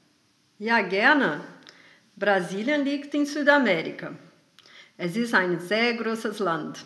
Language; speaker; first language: German; non-native, fluent; Portuguese